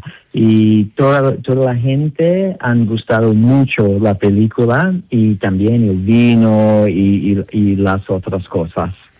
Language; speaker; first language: Spanish; non-native, learner; Italian